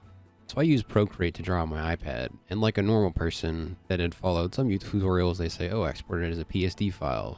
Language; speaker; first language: English; native; English